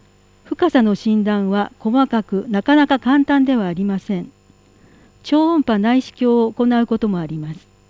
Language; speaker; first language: Japanese; native; Japanese